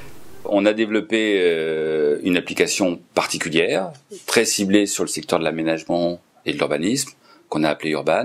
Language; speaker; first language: French; native; French